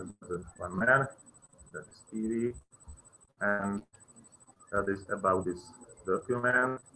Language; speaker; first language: English; non-native, learner; Slovak